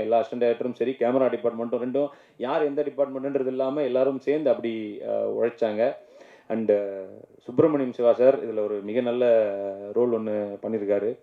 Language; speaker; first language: Tamil; native; Tamil